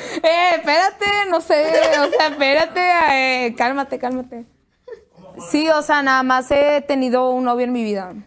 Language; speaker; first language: Spanish; native; Spanish